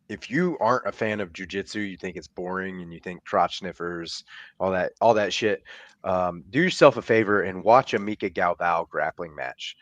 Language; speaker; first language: English; native; English